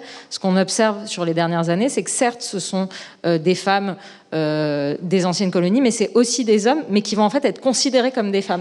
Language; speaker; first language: French; native; French